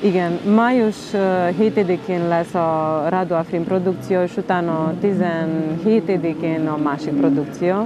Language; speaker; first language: Hungarian; non-native, local second language; Romanian